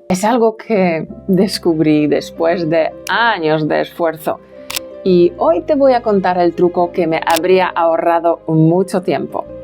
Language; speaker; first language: Spanish; non-native, fluent; Polish